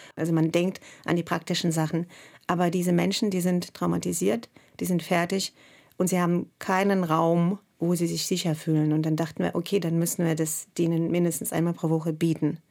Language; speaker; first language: German; non-native, fluent; Russian